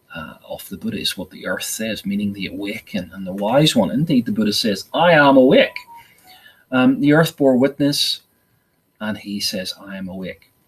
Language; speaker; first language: English; native; English